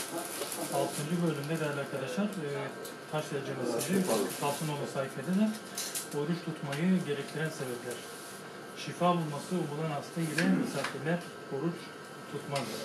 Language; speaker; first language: Turkish; native; Turkish